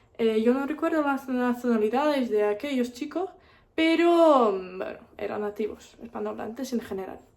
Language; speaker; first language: Spanish; non-native, fluent; Russian